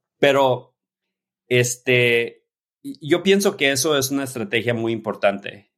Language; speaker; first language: Spanish; early bilingual, heritage; Spanish